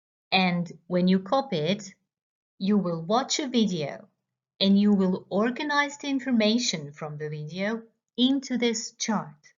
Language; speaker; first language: English; non-native, fluent; Croatian